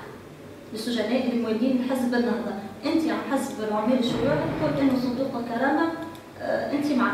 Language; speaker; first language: Arabic; native; Arabic